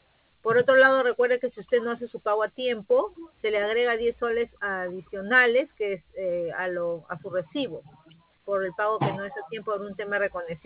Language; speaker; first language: Spanish; native; Spanish